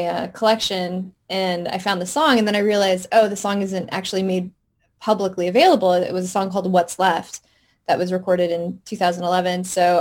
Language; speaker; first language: English; native; English